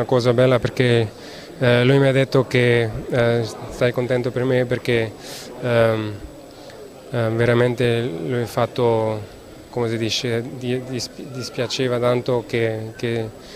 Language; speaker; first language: Italian; non-native, learner; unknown